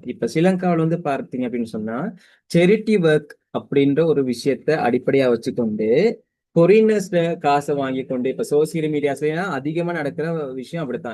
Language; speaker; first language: Tamil; native; Tamil